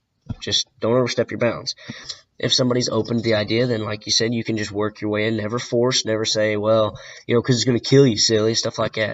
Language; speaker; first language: English; native; English